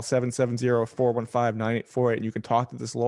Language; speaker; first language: English; native; English